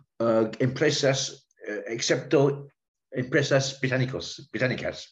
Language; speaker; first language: Spanish; non-native, learner; English